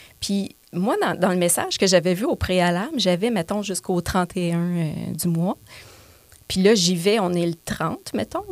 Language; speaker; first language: French; native; French